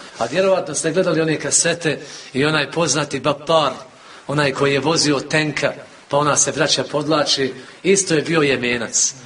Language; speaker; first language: Bosnian; native; Bosnian